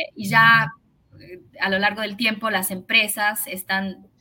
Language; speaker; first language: Spanish; early bilingual, heritage; Spanish